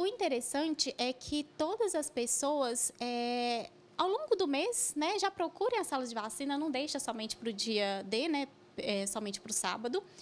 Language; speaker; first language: Portuguese; native; Portuguese